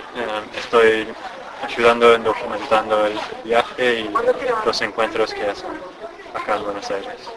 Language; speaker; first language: Spanish; non-native, fluent; English